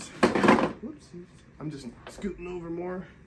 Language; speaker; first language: English; native; English